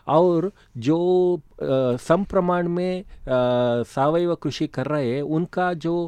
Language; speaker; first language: Hindi; non-native, local second language; Kannada